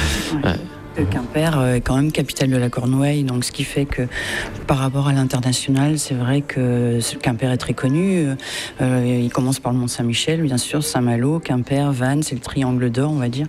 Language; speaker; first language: French; native; French